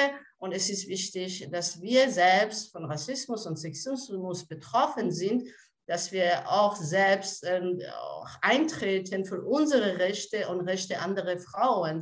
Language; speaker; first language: German; non-native, fluent; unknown